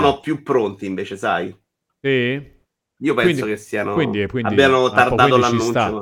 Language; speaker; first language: Italian; native; Italian